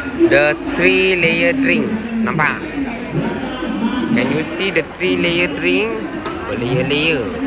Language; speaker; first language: English; non-native, local second language; Malay